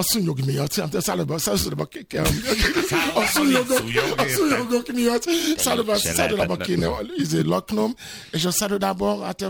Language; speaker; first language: Hungarian; non-native, fluent; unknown